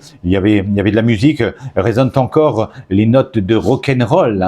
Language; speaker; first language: French; native; French